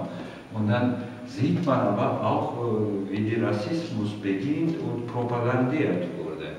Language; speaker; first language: German; non-native, fluent; Turkish